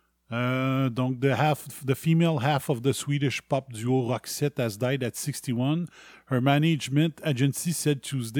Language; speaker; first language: English; non-native, fluent; French